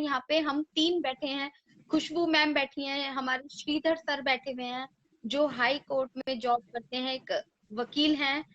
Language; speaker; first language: Hindi; native; Hindi